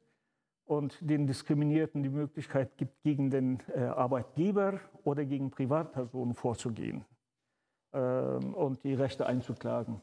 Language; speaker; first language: German; early bilingual, other home language; Turkish